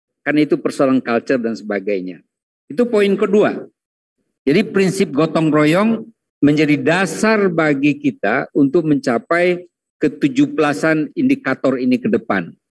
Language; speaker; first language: Indonesian; non-native, local second language; Minangkabau